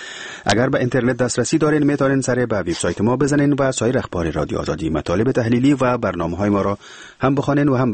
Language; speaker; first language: Persian; native; Persian